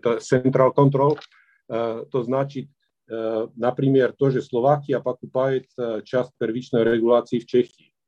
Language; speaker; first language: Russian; non-native, fluent; Slovak